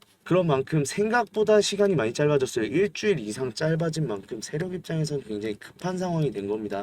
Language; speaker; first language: Korean; native; Korean